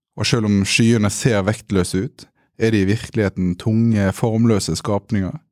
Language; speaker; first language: Norwegian; native; Norwegian